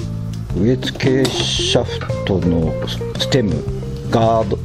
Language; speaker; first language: Japanese; native; Japanese